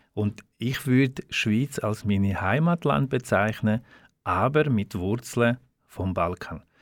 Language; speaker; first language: German; non-native, fluent; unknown